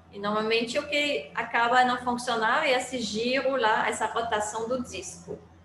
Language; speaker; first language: Portuguese; non-native, fluent; French